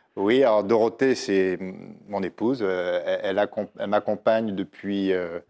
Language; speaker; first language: French; native; French